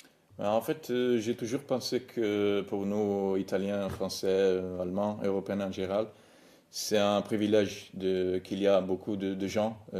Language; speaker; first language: French; non-native, fluent; Italian